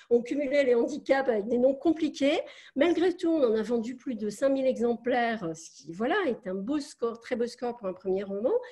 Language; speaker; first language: French; native; French